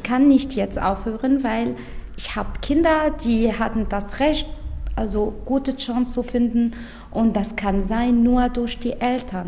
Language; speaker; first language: German; non-native, learner; Arabic